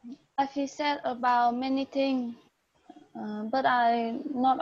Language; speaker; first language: English; non-native, learner; Vietnamese